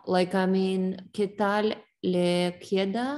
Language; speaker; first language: Spanish; non-native, learner; English